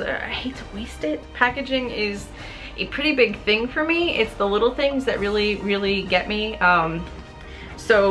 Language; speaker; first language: English; native; English